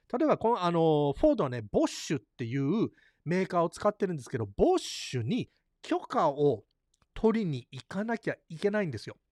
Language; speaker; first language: Japanese; early bilingual, heritage; Japanese